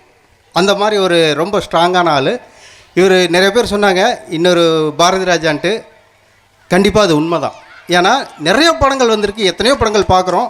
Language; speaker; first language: Tamil; native; Tamil